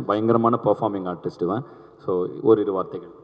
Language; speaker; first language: Tamil; native; Tamil